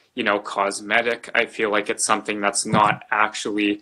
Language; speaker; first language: English; native; English